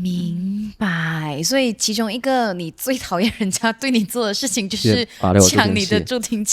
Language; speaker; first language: Chinese; non-native, local second language; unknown